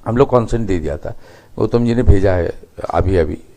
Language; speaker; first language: Hindi; non-native, local second language; Bangla